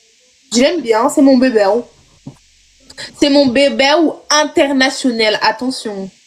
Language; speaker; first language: French; native; French